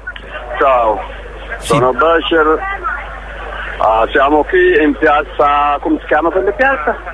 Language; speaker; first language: Italian; non-native, learner; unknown